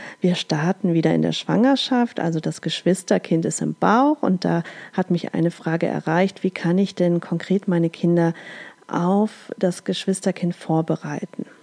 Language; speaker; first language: German; native; German